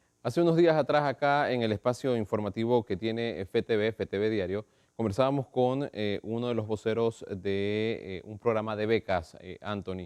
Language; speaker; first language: Spanish; native; Spanish